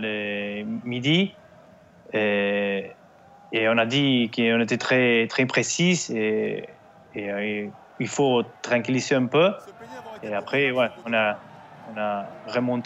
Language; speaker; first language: French; non-native, learner; Spanish